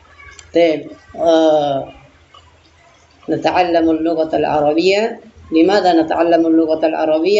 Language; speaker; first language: Arabic; non-native, fluent; Indonesian